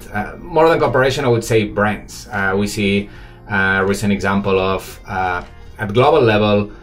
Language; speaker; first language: English; non-native, fluent; Spanish